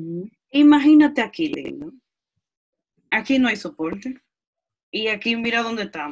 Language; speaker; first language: Spanish; early bilingual, heritage; Spanish